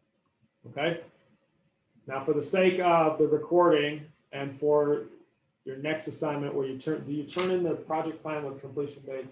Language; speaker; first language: English; native; English